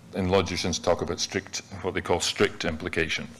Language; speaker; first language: English; native; English